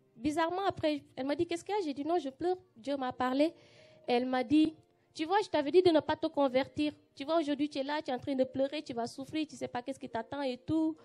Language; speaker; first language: French; non-native, local second language; Wolof